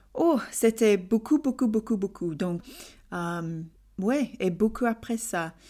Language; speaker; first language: French; non-native, learner; English